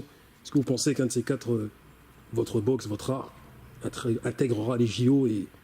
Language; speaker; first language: French; native; French